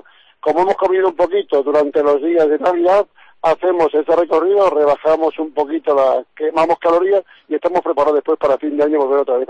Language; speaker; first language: Spanish; native; Spanish